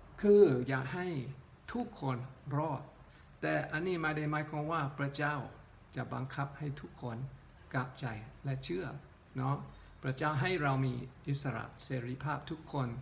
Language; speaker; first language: Thai; non-native, local second language; Northeastern Thai